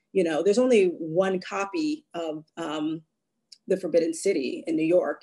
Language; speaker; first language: English; native; English